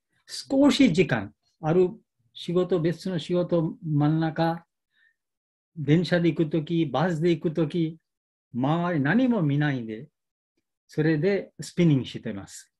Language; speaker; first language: Japanese; non-native, learner; Bangla